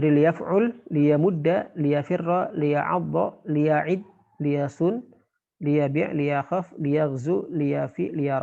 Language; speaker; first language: Arabic; non-native, fluent; Indonesian